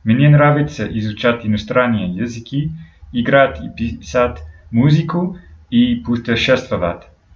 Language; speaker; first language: Russian; non-native, learner; English